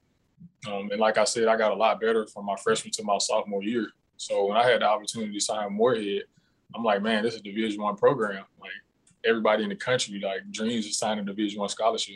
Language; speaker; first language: English; native; English